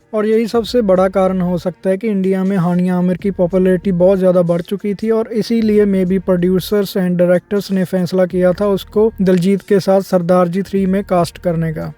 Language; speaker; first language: Hindi; non-native, local second language; Punjabi